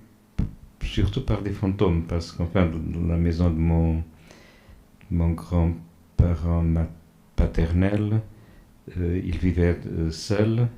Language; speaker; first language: French; non-native, fluent; Portuguese